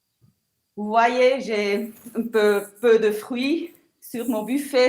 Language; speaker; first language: French; non-native, local second language; Italian